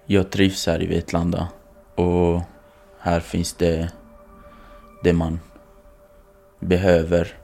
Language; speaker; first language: Swedish; non-native, fluent; Kurdish